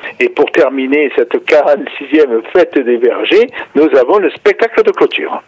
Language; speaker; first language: French; native; French